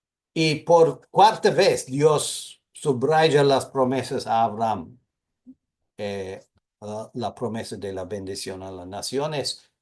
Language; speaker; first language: Spanish; non-native, fluent; English